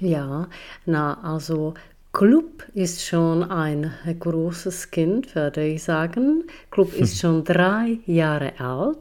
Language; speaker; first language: German; non-native, fluent; Czech